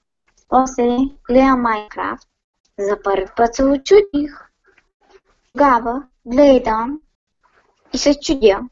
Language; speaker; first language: Bulgarian; native; Bulgarian